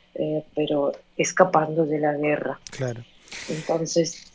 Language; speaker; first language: Spanish; non-native, fluent; Ukrainian